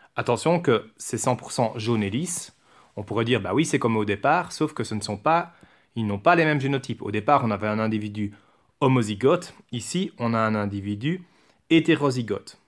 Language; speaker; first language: French; native; French